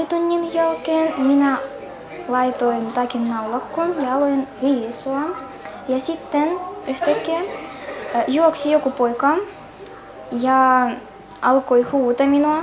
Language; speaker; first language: Finnish; early bilingual, other home language; Russian